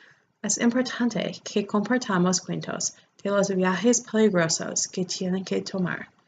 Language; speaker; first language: Spanish; non-native, fluent; English